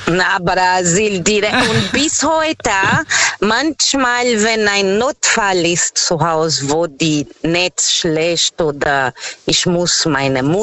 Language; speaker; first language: German; non-native, fluent; Portuguese